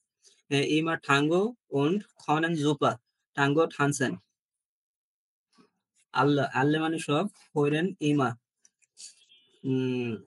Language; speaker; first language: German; non-native, learner; Bangla